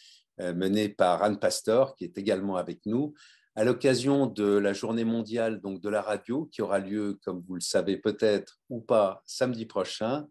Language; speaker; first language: French; native; French